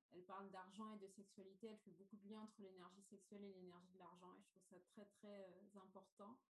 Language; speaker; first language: French; native; French